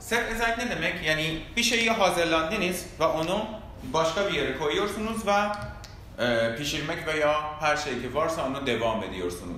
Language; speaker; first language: Turkish; non-native, fluent; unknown